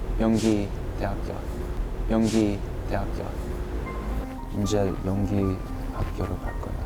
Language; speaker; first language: Korean; early bilingual, heritage; English